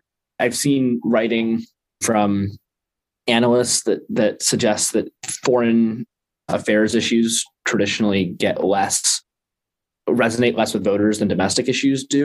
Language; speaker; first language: English; native; English